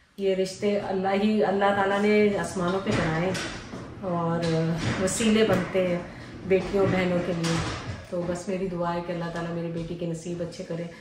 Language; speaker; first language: Urdu; native; Urdu